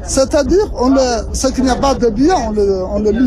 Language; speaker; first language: French; non-native, learner; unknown